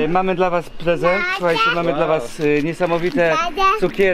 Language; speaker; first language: Polish; native; Polish